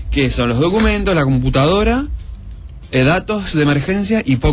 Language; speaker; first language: Spanish; native; Spanish